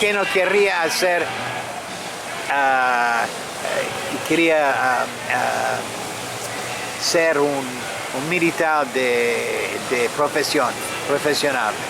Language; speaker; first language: Spanish; non-native, fluent; French